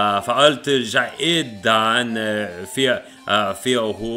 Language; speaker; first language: Arabic; non-native, learner; English